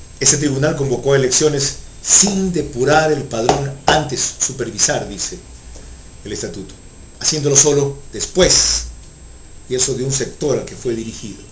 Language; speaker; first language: Spanish; native; Spanish